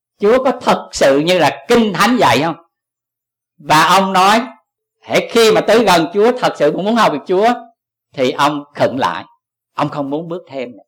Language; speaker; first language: Vietnamese; native; Vietnamese